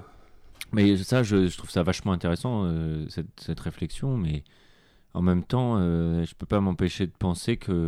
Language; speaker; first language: French; native; French